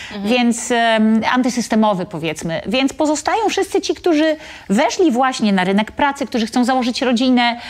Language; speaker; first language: Polish; native; Polish